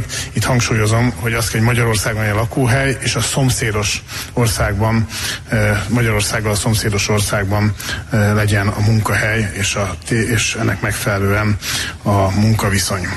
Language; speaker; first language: Hungarian; native; Hungarian